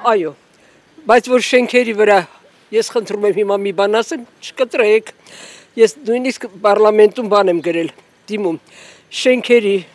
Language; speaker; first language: Armenian; native; Armenian